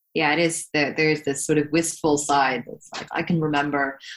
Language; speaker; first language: English; native; English